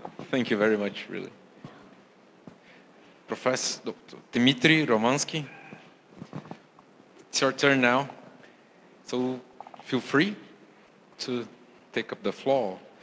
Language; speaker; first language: English; non-native, fluent; Portuguese